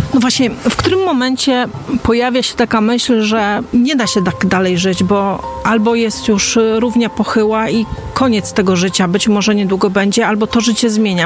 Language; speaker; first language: Polish; native; Polish